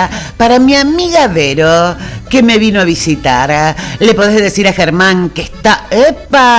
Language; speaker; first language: Spanish; native; Spanish